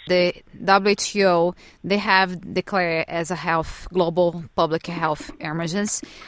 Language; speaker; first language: English; non-native, fluent; Portuguese